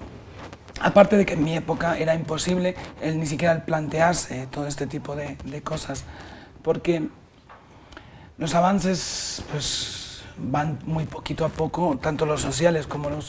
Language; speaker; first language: Spanish; native; Spanish